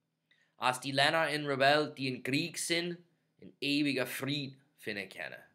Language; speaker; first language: German; non-native, fluent; English